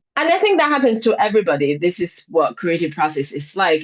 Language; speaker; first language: English; non-native, fluent; Chinese